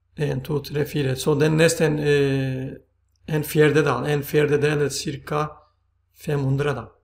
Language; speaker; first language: Swedish; non-native, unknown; Turkish